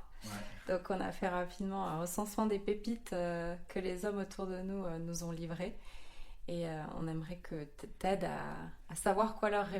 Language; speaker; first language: French; native; French